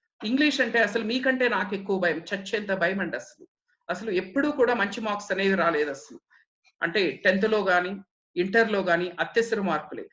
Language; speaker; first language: Telugu; native; Telugu